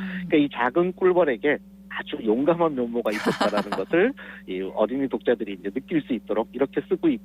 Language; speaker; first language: Korean; native; Korean